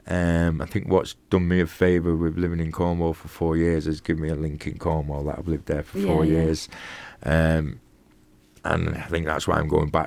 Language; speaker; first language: English; native; English